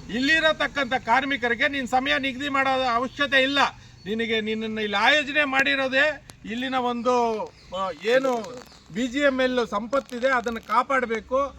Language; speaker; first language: Kannada; native; Kannada